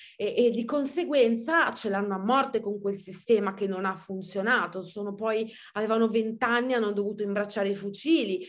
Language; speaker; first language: Italian; native; Italian